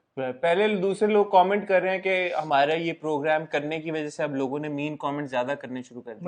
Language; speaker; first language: Urdu; native; Urdu